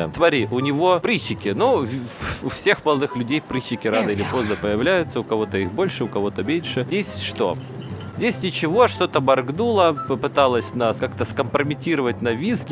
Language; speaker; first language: Russian; native; Russian